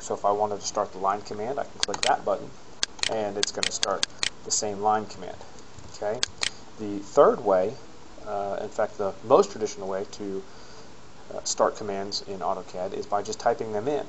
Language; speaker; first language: English; native; English